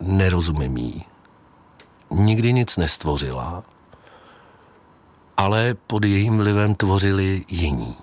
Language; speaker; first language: Czech; native; Czech